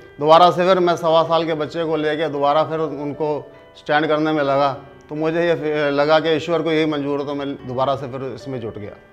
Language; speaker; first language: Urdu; non-native, local second language; Punjabi